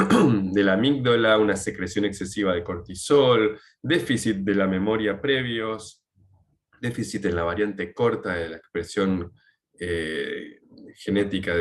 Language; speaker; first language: Spanish; native; Spanish